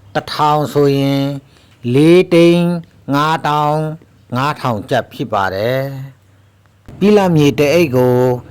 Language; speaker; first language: Burmese; non-native, local second language; Shan